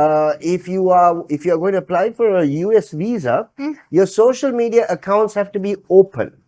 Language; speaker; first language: English; non-native, local second language; Sinhala